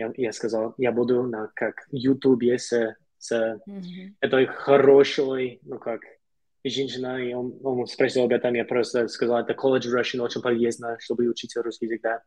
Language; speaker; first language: Russian; non-native, learner; English